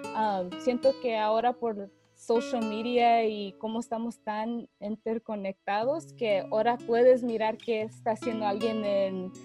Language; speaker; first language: Spanish; early bilingual, heritage; Spanish